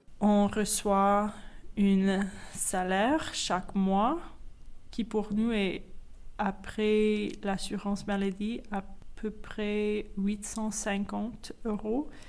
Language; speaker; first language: French; non-native, fluent; English